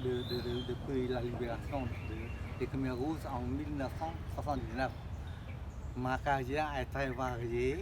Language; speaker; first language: French; non-native, fluent; Khmer